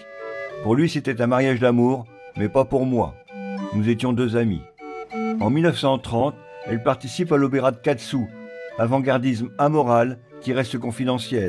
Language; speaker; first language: French; native; French